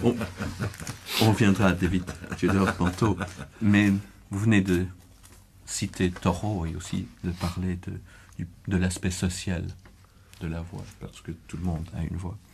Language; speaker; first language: French; native; French